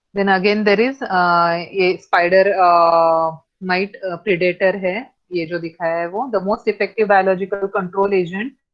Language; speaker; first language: Hindi; non-native, local second language; Marathi